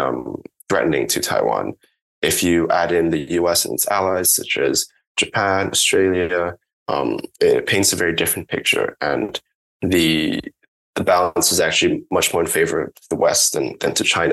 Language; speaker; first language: English; non-native, local second language; Cantonese